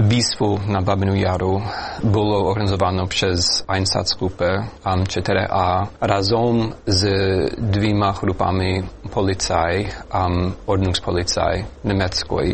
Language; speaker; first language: Ukrainian; non-native, fluent; English